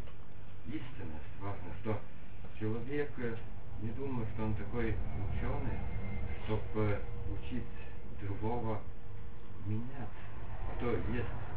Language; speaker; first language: Russian; non-native, fluent; Lithuanian